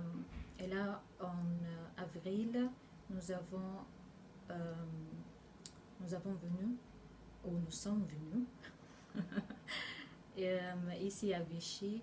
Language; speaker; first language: French; non-native, learner; Arabic